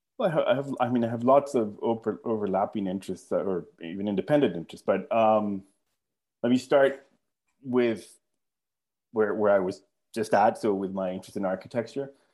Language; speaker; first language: English; non-native, fluent; Spanish